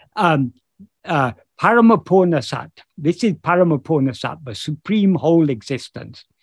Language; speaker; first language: English; native; English